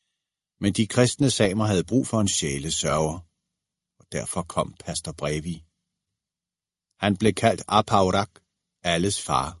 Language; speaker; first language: Danish; native; Danish